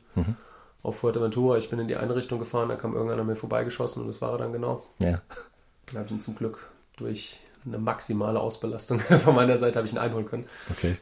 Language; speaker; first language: German; native; German